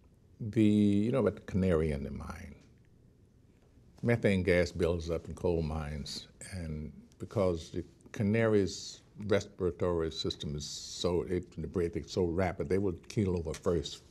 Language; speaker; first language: English; native; English